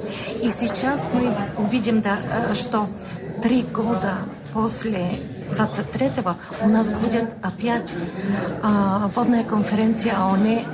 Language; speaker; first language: Russian; non-native, learner; Bulgarian